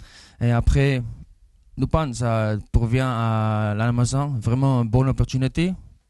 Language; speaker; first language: French; non-native, learner; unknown